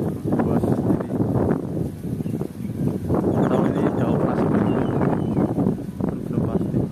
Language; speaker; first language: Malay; non-native, local second language; Javanese